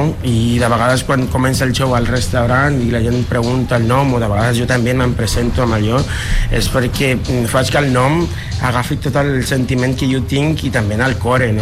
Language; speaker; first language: Catalan; non-native, fluent; Spanish